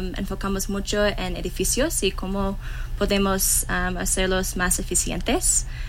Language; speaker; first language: Spanish; non-native, learner; English